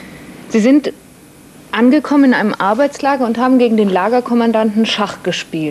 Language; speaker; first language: German; native; German